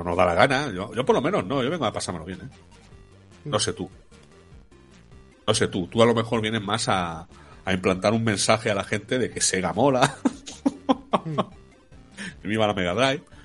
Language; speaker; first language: Spanish; native; Spanish